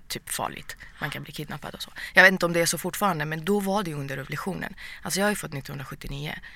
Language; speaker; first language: Swedish; early bilingual, other home language; Persian